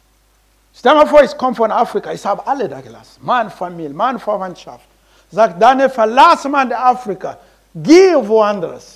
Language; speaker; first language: German; non-native, learner; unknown